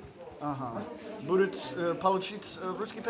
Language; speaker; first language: Russian; non-native, learner; English